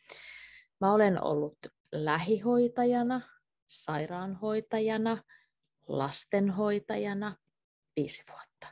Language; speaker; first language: Finnish; native; Finnish